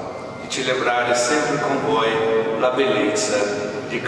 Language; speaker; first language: Italian; non-native, fluent; Portuguese